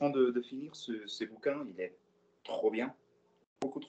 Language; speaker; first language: French; non-native, fluent; Portuguese